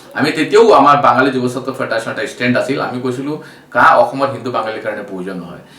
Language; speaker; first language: Assamese; non-native, local second language; Bangla